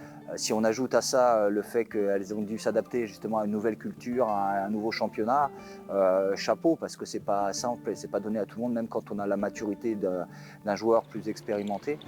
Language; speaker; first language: French; native; French